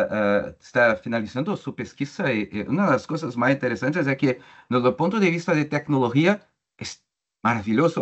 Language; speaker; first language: Spanish; non-native, learner; Portuguese